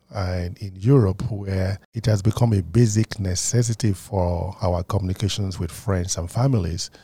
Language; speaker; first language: English; non-native, local second language; Yoruba